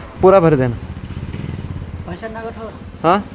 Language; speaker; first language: Hindi; non-native, local second language; Malayalam